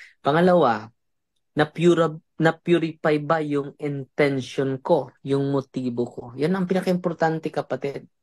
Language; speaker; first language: Filipino; non-native, local second language; Cebuano